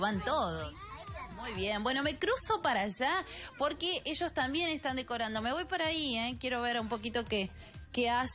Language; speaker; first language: Spanish; native; Spanish